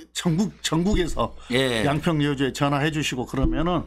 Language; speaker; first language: Korean; native; Korean